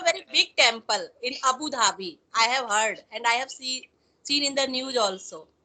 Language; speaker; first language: English; non-native, local second language; Hindi